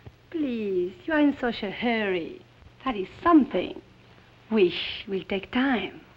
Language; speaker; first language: English; non-native, fluent; French